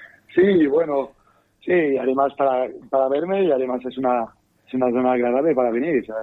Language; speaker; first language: Spanish; non-native, fluent; French